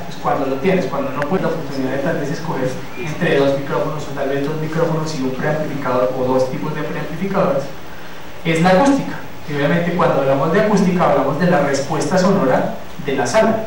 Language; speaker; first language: Spanish; native; Spanish